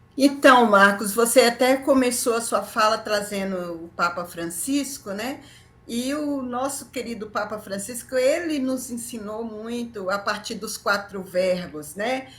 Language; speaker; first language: Portuguese; native; Portuguese